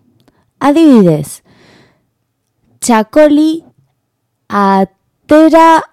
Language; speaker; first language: Basque; non-native, local second language; Spanish